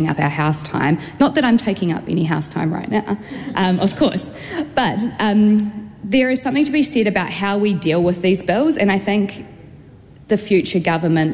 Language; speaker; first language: English; native; English